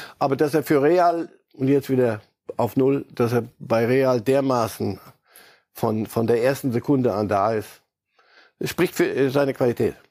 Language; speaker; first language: German; native; German